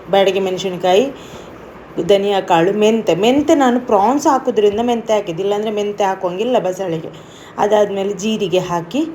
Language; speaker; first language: Kannada; non-native, local second language; Tulu